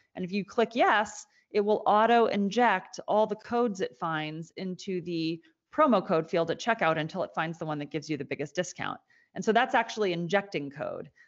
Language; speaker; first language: English; native; English